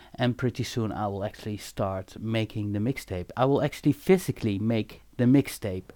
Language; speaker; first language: English; non-native, fluent; Dutch